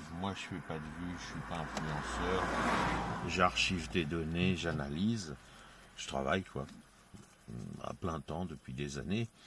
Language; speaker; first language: French; native; French